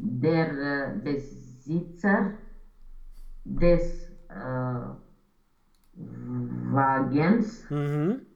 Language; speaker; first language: German; non-native, learner; Romanian